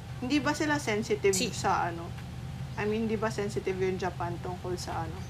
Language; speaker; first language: Filipino; native; Filipino